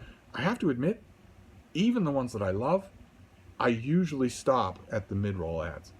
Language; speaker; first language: English; native; English